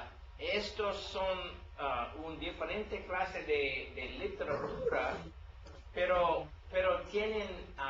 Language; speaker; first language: Spanish; non-native, learner; English